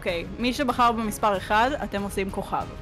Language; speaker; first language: Hebrew; native; Hebrew